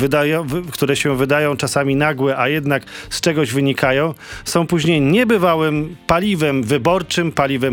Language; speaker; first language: Polish; native; Polish